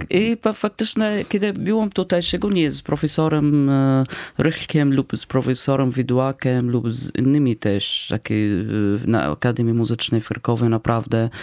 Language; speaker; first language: Polish; non-native, fluent; Arabic